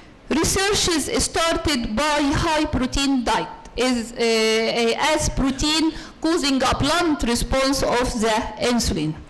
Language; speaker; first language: English; non-native, fluent; Arabic